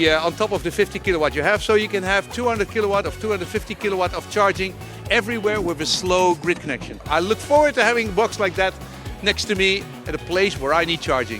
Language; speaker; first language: English; non-native, fluent; Dutch